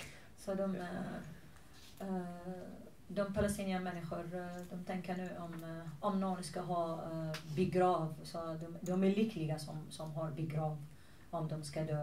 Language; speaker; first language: Swedish; non-native, fluent; Arabic